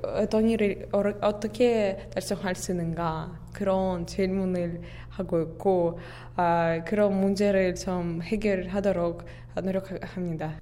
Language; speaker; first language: Korean; non-native, fluent; Russian